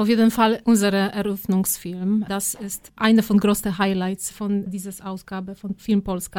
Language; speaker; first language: German; non-native, fluent; Polish